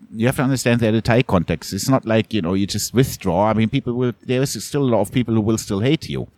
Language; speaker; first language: English; non-native, fluent; German